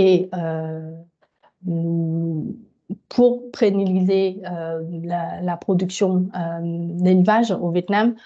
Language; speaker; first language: French; non-native, fluent; Vietnamese